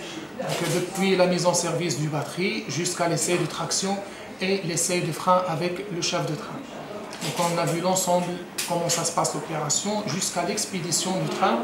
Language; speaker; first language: French; non-native, local second language; Arabic